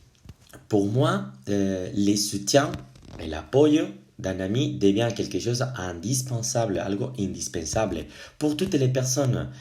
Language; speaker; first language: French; non-native, fluent; Spanish